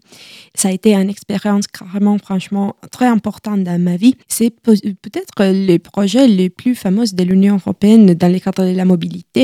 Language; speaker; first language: French; non-native, learner; Italian